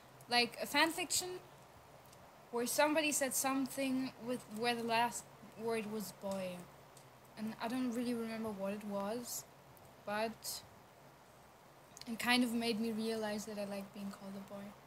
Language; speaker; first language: English; non-native, fluent; German